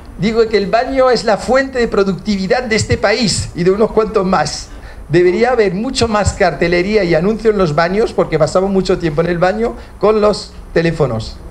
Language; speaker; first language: Spanish; early bilingual, heritage; Spanish